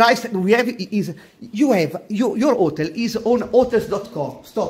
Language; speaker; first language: English; non-native, learner; Italian